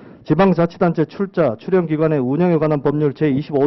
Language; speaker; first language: Korean; native; Korean